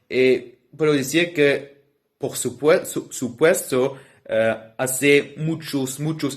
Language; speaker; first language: Spanish; non-native, learner; Luxembourgish